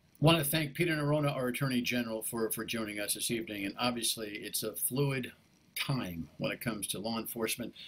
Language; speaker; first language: English; native; English